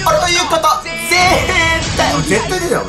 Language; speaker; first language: Japanese; native; Japanese